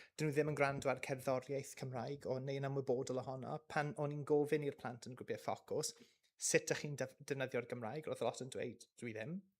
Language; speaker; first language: Welsh; non-native, local second language; English